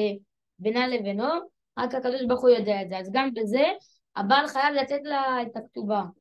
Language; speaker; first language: Hebrew; early bilingual, other home language; French